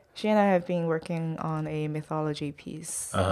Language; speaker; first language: English; non-native, fluent; Chinese